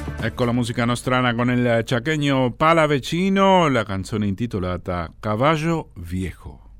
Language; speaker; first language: Italian; non-native, fluent; Spanish